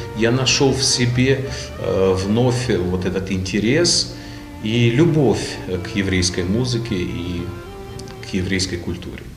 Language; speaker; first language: Russian; non-native, local second language; Yiddish